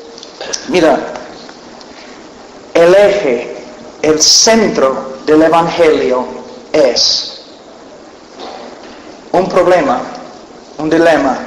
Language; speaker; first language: Spanish; non-native, fluent; English